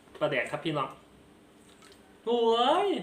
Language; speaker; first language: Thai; non-native, local second language; Lao